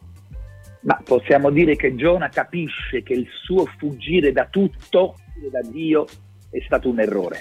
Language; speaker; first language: Italian; native; Italian